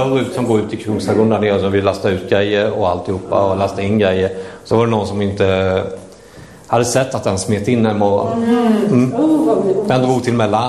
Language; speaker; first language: Swedish; native; Swedish